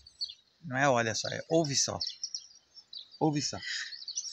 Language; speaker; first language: Portuguese; native; Portuguese